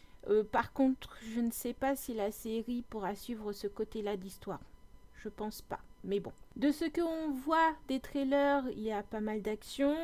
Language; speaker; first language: French; native; French